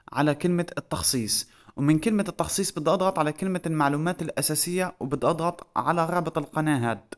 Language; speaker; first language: Arabic; native; Arabic